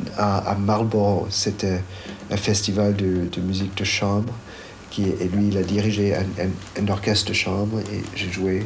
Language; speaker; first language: French; non-native, fluent; Chinese